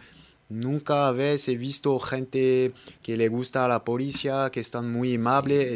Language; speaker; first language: Spanish; non-native, learner; French